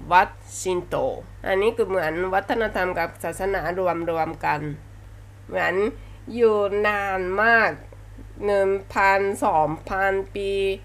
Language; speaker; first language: Thai; non-native, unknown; Japanese